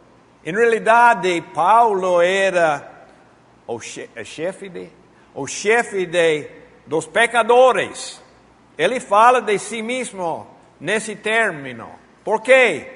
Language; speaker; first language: Portuguese; non-native, fluent; Spanish